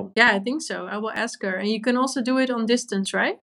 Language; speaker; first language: English; non-native, fluent; Dutch